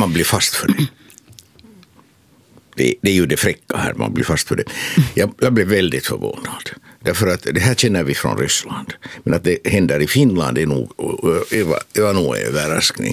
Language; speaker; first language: Swedish; non-native, local second language; Finnish